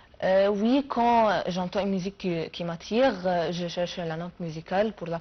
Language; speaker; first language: French; non-native, fluent; Arabic